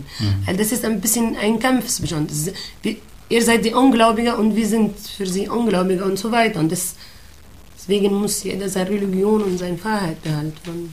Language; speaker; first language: German; non-native, fluent; Arabic